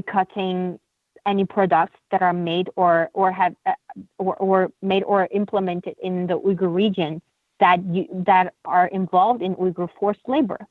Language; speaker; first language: English; non-native, fluent; Uyghur